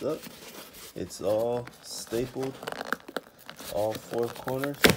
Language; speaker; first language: English; native; English